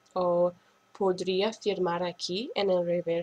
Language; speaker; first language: Spanish; non-native, fluent; English